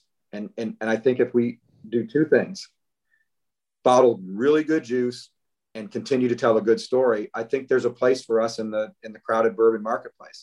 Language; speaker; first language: English; native; English